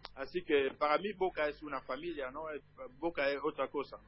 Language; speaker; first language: Spanish; non-native, learner; French